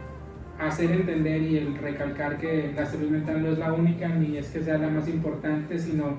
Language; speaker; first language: Spanish; native; Spanish